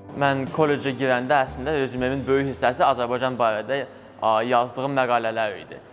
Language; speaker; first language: Azerbaijani; early bilingual, other home language; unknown